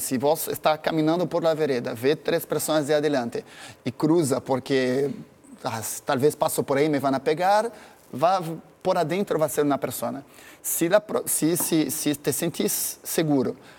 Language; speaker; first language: Spanish; non-native, fluent; Portuguese